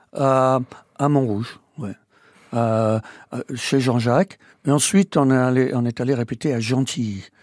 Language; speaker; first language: French; non-native, fluent; English